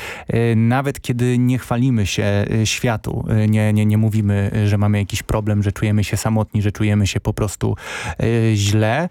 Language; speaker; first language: Polish; native; Polish